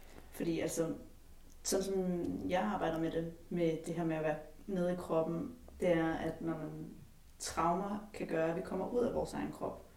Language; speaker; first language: Danish; native; Danish